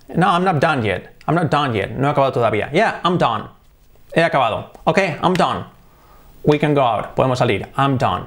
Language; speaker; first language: English; non-native, fluent; Spanish